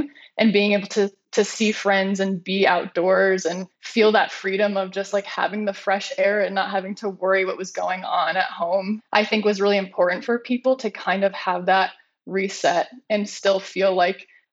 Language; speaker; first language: English; native; English